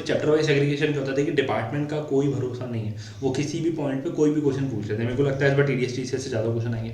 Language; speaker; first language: Hindi; native; Hindi